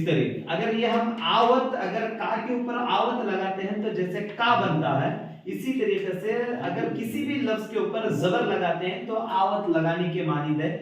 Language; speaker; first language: Urdu; native; Urdu